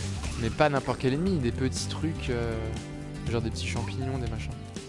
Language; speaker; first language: French; native; French